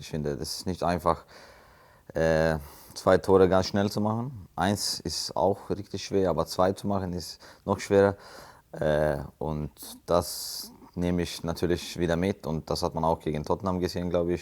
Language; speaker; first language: German; non-native, fluent; Swedish